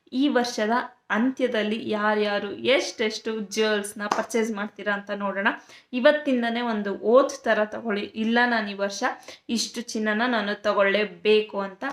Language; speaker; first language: Kannada; native; Kannada